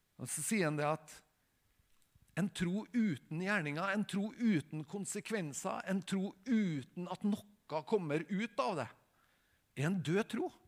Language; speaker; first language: Norwegian; native; Norwegian